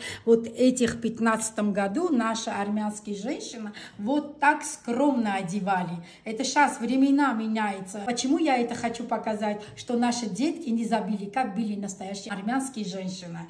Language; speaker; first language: Russian; non-native, local second language; Armenian